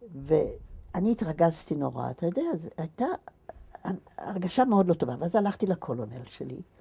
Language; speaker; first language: Hebrew; native; Hebrew